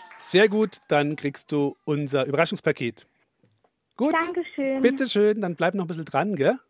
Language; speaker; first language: German; native; German